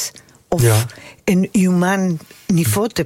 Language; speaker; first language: Dutch; non-native, fluent; Spanish